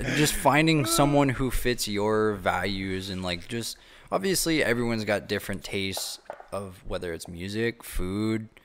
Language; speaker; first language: English; native; English